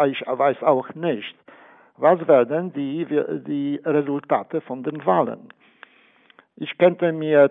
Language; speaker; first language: German; non-native, fluent; Polish